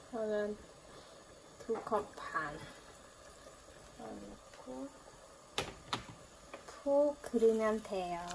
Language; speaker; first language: Korean; non-native, fluent; Khmer